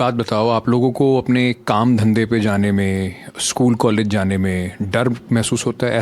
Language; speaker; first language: Hindi; native; Hindi